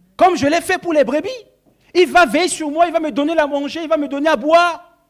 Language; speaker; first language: French; non-native, local second language; Sango